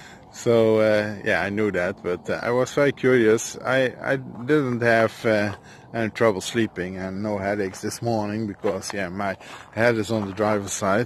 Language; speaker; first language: English; non-native, fluent; Dutch